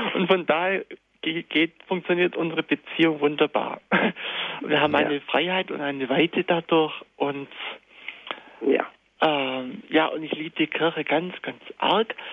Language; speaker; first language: German; native; German